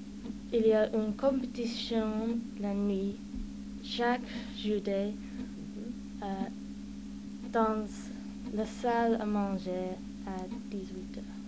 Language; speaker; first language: French; non-native, learner; English